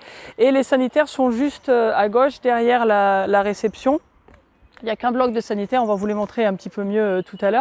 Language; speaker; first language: French; native; French